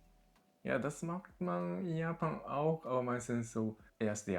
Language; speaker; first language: German; non-native, learner; Japanese